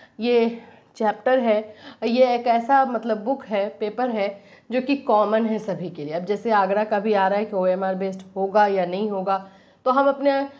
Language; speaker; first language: Hindi; native; Hindi